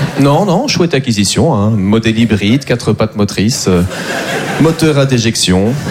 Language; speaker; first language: French; native; French